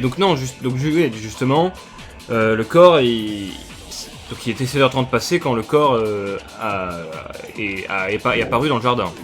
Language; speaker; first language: French; native; French